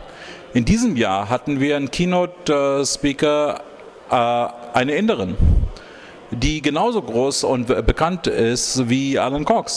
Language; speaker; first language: German; non-native, fluent; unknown